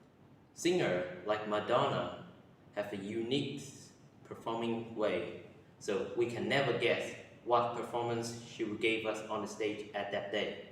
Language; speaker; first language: English; non-native, learner; Vietnamese